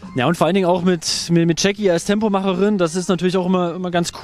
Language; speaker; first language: German; native; German